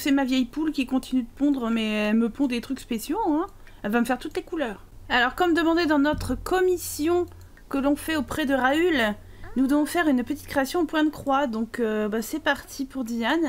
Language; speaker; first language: French; native; French